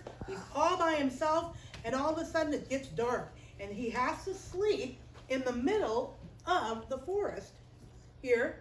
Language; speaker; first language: English; native; English